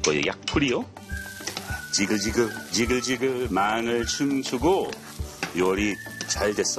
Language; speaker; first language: Korean; non-native, learner; English